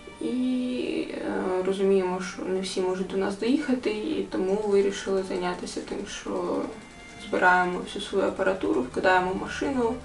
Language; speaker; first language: Ukrainian; native; Ukrainian